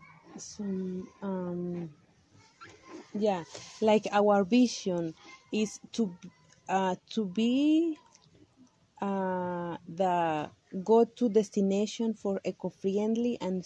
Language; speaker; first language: English; non-native, local second language; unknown